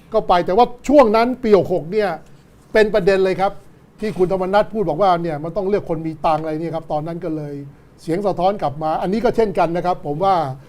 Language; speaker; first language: Thai; native; Thai